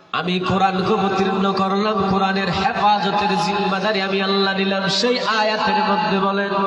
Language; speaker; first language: Bangla; native; Bangla